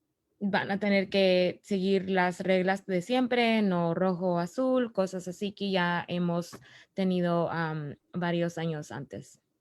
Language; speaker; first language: Spanish; early bilingual, other home language; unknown